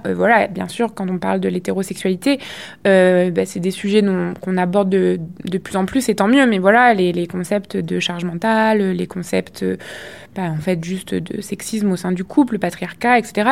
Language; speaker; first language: French; native; French